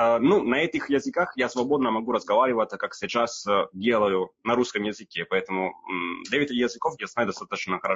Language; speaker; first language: Russian; non-native, fluent; Italian